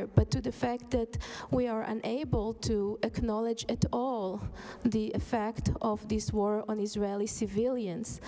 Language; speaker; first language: English; non-native, fluent; Hebrew